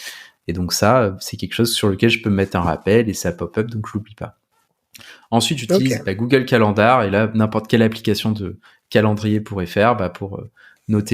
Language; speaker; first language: French; native; French